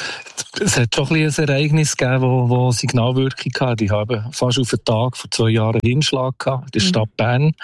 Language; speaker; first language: German; native; German